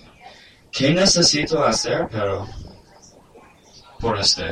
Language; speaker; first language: Spanish; non-native, learner; English